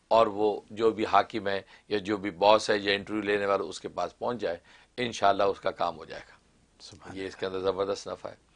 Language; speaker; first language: Urdu; non-native, local second language; Kashmiri